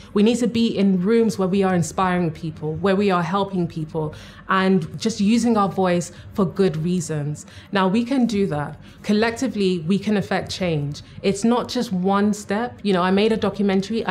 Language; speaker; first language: English; native; English